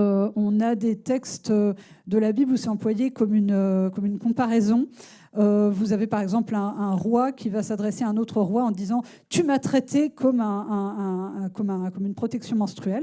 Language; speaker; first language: French; native; French